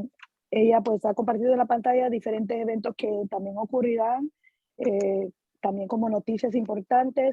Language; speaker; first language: Spanish; native; Spanish